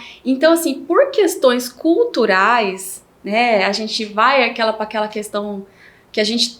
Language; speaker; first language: Portuguese; native; Portuguese